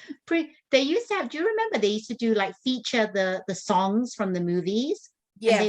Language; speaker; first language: English; native; English